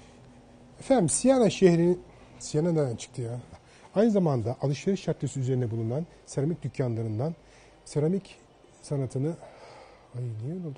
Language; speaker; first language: Turkish; native; Turkish